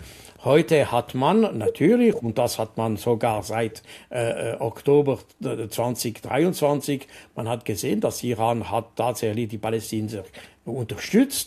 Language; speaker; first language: German; non-native, local second language; French